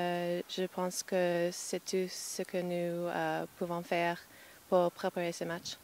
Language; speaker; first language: French; non-native, fluent; English